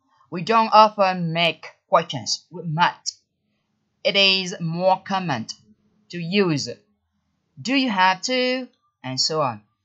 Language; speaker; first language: English; non-native, fluent; Vietnamese